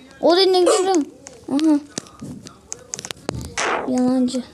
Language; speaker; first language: Turkish; native; Turkish